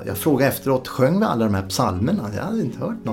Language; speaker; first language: Swedish; native; Swedish